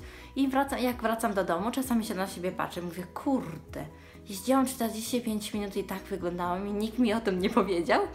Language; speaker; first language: Polish; early bilingual, heritage; Polish